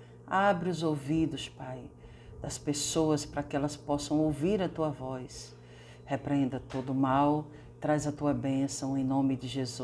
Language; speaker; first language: Portuguese; native; Portuguese